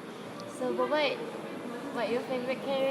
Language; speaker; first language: English; non-native, learner; Malay